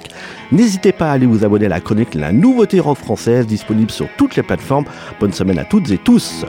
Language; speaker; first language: French; native; French